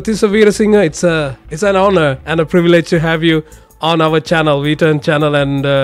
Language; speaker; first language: English; non-native, local second language; Sinhala